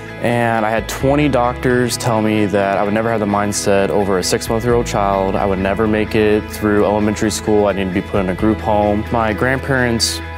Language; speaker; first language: English; native; English